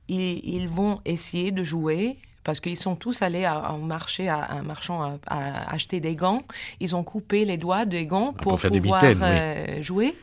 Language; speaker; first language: French; non-native, fluent; English